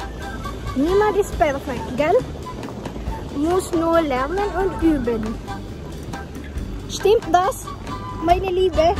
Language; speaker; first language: German; non-native, learner; Cebuano